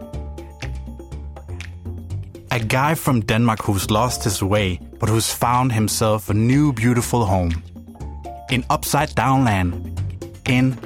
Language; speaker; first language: English; non-native, fluent; Danish